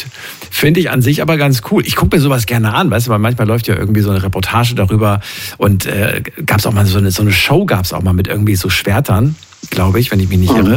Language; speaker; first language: German; native; German